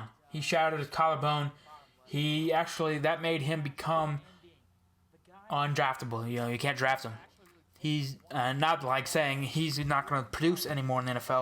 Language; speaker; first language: English; native; English